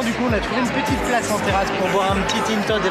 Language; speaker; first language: French; native; French